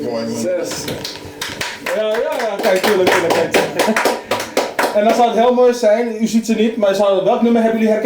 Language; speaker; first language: Dutch; native; Dutch